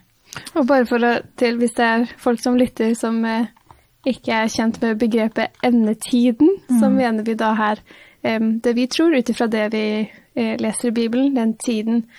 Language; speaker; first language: Norwegian; native; Norwegian